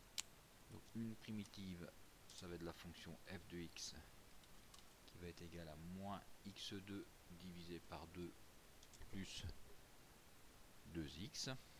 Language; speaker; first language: French; native; French